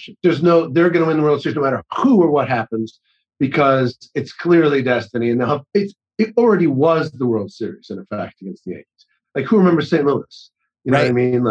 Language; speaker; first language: English; native; English